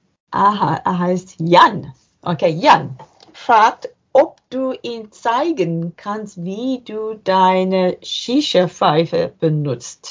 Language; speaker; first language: German; non-native, learner; English